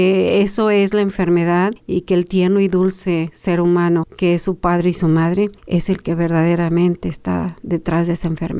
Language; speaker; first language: Spanish; native; Spanish